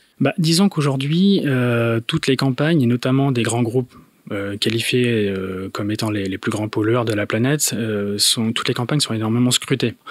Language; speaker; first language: French; native; French